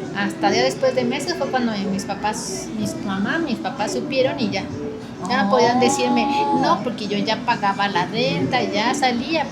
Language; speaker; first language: Spanish; native; Spanish